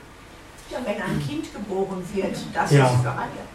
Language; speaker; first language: German; native; German